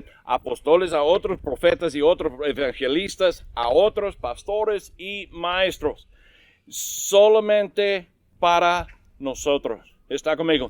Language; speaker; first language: Spanish; non-native, learner; English